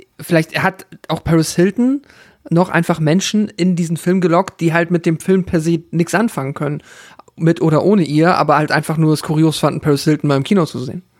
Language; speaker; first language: German; native; German